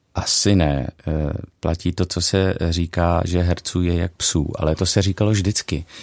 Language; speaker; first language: Czech; native; Czech